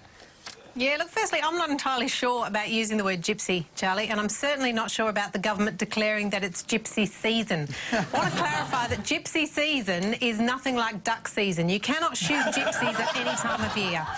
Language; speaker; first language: English; native; English